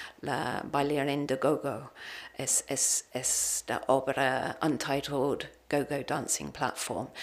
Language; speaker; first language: Spanish; non-native, learner; English